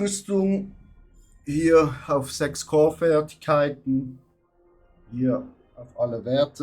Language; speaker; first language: German; native; German